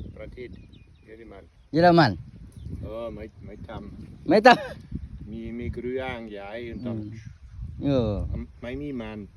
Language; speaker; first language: Thai; non-native, learner; German